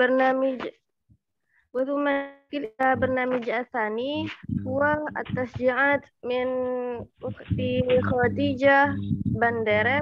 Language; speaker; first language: Arabic; non-native, learner; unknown